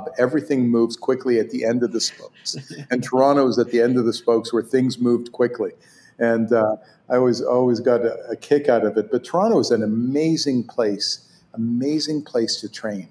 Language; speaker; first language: English; non-native, fluent; Hebrew